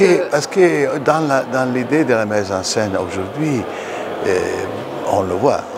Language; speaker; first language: French; non-native, fluent; Italian